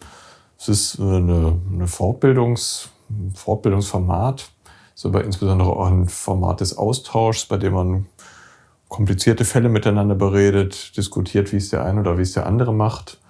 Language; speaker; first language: German; native; German